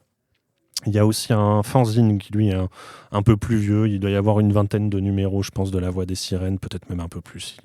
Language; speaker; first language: French; native; French